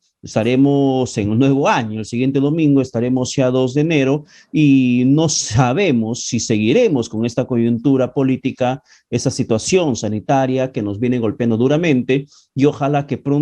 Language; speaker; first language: Spanish; native; Spanish